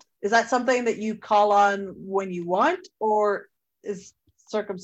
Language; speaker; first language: English; native; English